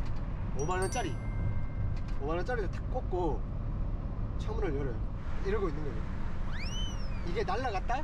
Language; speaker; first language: Korean; native; Korean